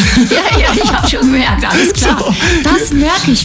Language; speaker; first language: German; native; German